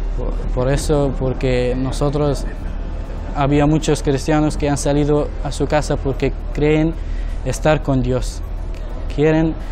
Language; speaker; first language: Spanish; non-native, learner; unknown